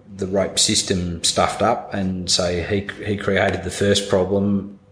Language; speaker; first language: English; native; English